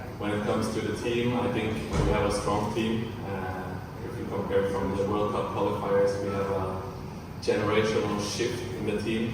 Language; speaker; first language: English; early bilingual, heritage; English